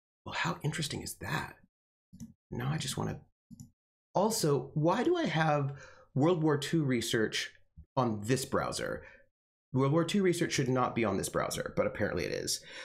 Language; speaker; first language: English; native; English